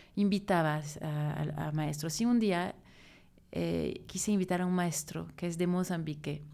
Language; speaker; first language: Spanish; non-native, fluent; French